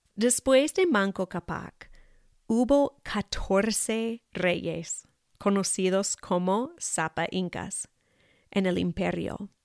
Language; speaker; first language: Spanish; non-native, fluent; English